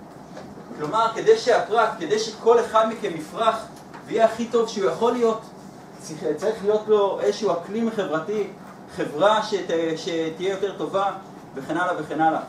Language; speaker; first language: Hebrew; native; Hebrew